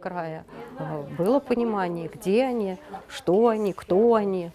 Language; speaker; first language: Russian; native; Russian